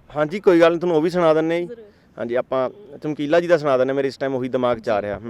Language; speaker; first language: Punjabi; native; Punjabi